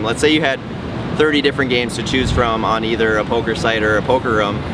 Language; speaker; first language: English; native; English